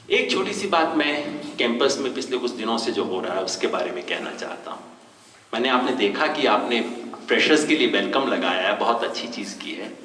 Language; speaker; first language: Hindi; native; Hindi